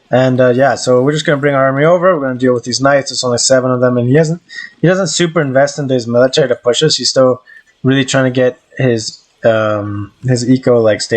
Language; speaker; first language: English; native; English